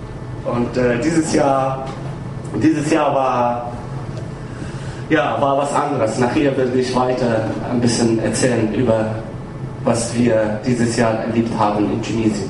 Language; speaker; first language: German; non-native, fluent; Arabic